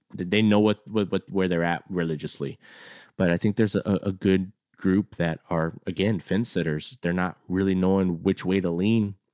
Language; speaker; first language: English; native; English